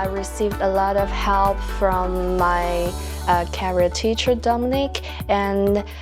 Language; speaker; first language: English; non-native, fluent; Chinese